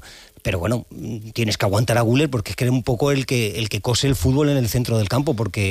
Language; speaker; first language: Spanish; native; Spanish